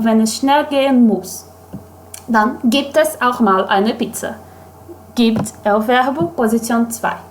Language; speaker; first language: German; non-native, fluent; Portuguese